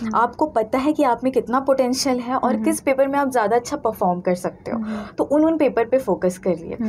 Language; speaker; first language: Hindi; native; Hindi